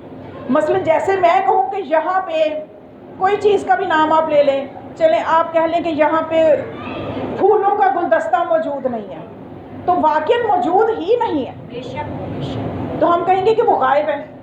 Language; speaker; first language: Urdu; native; Urdu